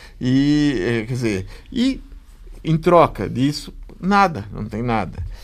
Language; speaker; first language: Portuguese; native; Portuguese